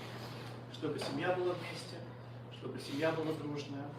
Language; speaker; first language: Russian; native; Russian